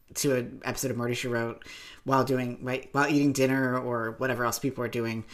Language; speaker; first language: English; native; English